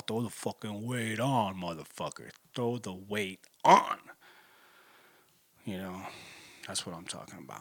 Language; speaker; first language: English; native; English